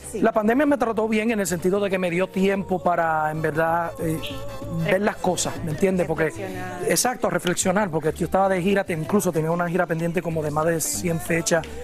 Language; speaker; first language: Spanish; early bilingual, heritage; Spanish